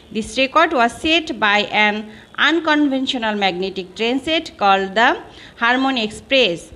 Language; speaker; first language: English; non-native, local second language; Bangla